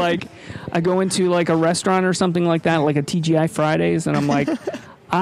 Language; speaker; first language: English; native; English